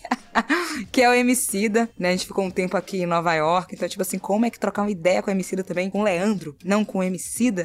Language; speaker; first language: Portuguese; native; Portuguese